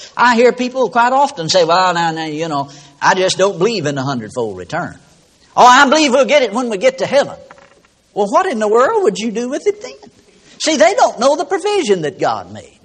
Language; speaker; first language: English; native; English